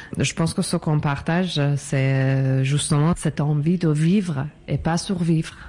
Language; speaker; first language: French; non-native, fluent; Persian